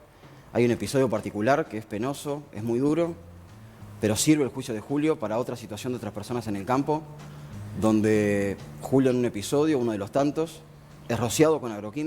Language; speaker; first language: Spanish; native; Spanish